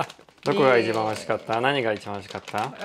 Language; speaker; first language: Japanese; non-native, fluent; Polish